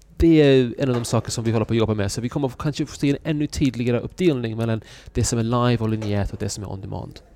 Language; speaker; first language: Swedish; non-native, fluent; English